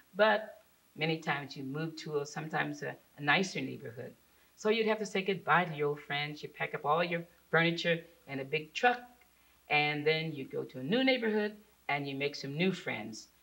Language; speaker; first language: English; native; English